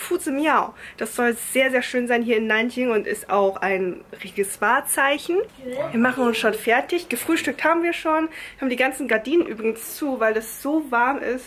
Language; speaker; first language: German; native; German